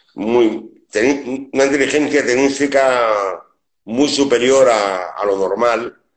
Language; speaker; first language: Spanish; native; Spanish